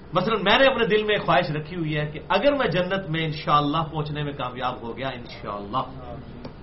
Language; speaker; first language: Urdu; non-native, local second language; Punjabi